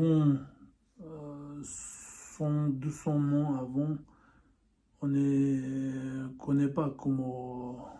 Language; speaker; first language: French; non-native, learner; Tibetan